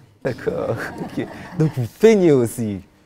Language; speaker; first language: French; non-native, local second language; Kinyarwanda